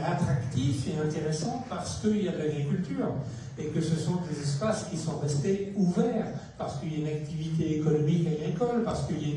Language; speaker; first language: French; native; French